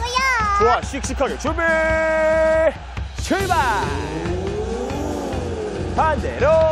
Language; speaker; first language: Korean; native; Korean